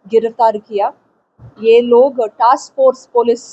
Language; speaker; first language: Hindi; non-native, local second language; Telugu